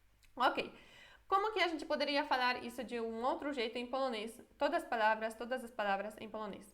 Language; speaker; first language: Portuguese; non-native, fluent; Polish